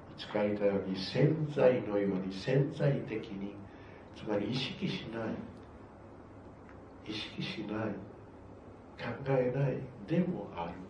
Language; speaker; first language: Japanese; non-native, fluent; Spanish